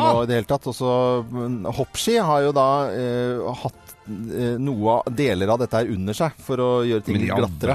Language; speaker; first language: Norwegian; native; Norwegian